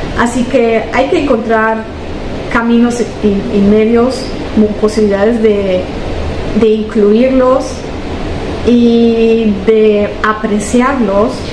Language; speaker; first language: Spanish; early bilingual, heritage; German